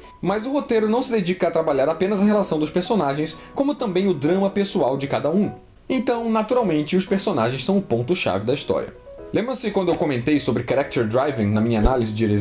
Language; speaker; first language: Portuguese; native; Portuguese